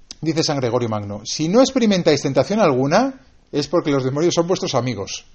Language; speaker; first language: Spanish; native; Spanish